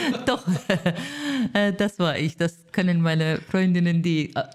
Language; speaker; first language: German; non-native, fluent; Persian